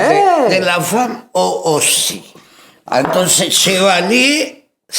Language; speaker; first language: French; non-native, fluent; Spanish